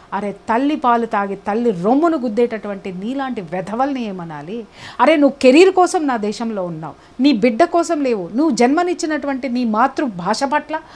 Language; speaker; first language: Telugu; native; Telugu